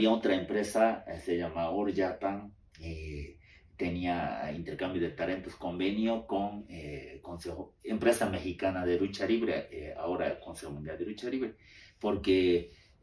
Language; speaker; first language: Spanish; non-native, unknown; Japanese